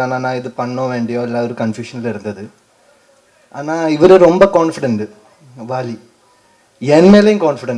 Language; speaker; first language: Tamil; non-native, learner; Malayalam